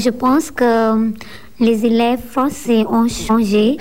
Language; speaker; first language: French; non-native, learner; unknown